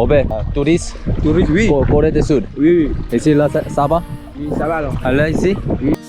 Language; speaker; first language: French; non-native, learner; Korean